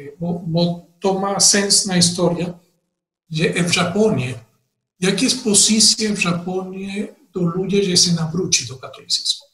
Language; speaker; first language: Polish; non-native, learner; Spanish